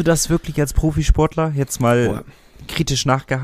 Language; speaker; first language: German; native; German